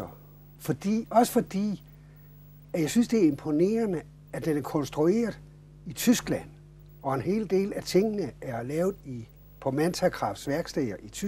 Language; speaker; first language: Danish; native; Danish